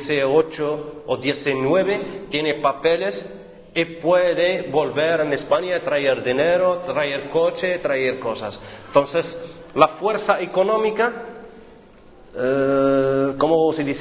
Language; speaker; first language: Spanish; non-native, fluent; Arabic